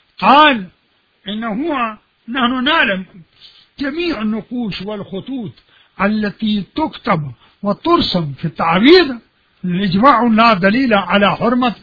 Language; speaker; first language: Arabic; non-native, fluent; Urdu